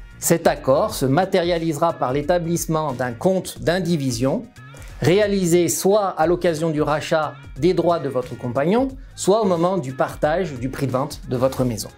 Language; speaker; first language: French; native; French